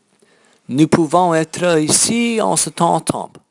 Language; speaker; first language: French; non-native, learner; English